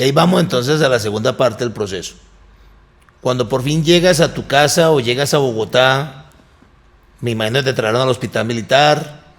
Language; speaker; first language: Spanish; native; Spanish